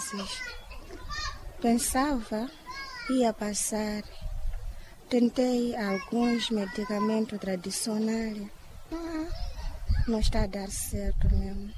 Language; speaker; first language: Portuguese; non-native, local second language; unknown